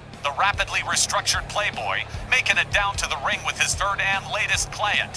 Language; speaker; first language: English; native; English